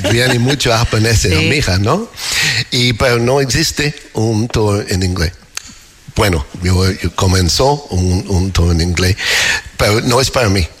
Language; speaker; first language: Spanish; non-native, learner; English